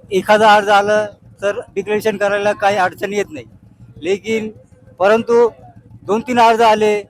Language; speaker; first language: Marathi; non-native, local second language; Urdu